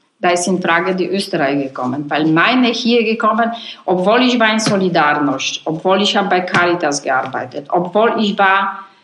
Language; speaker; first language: German; non-native, learner; Polish